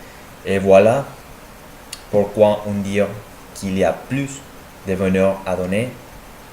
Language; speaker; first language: French; non-native, learner; Spanish